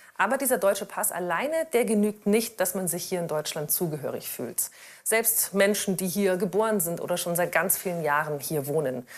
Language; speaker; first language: German; native; German